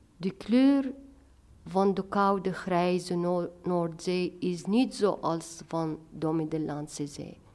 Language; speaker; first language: Dutch; non-native, fluent; Arabic